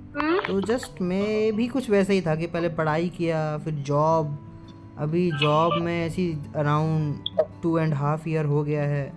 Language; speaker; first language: Hindi; native; Hindi